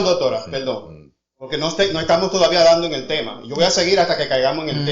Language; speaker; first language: Spanish; native; Spanish